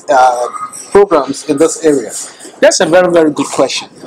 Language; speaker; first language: English; non-native, local second language; Akan